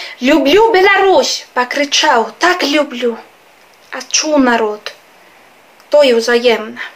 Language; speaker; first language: Belarusian; non-native, fluent; Spanish